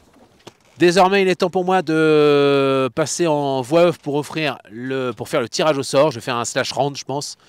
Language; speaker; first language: French; native; French